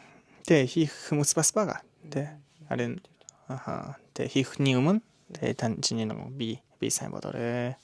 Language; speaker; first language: Mongolian; non-native, learner; Japanese